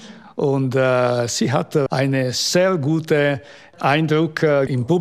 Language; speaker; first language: German; non-native, local second language; Italian